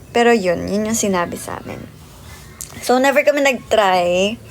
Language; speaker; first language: Filipino; native; Filipino